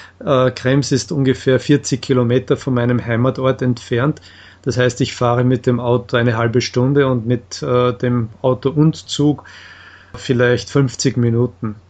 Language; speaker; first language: German; native; German